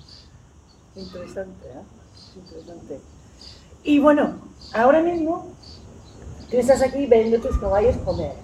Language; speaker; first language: Spanish; non-native, fluent; English